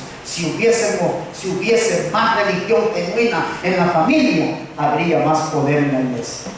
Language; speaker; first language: Spanish; native; Spanish